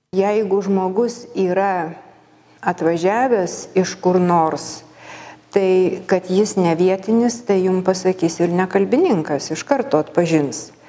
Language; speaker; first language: Lithuanian; native; Lithuanian